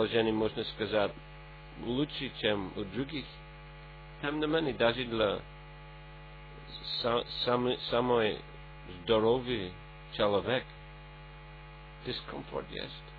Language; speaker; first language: Russian; non-native, fluent; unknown